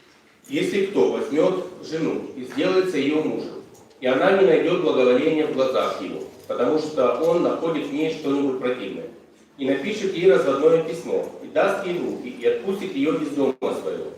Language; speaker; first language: Russian; native; Russian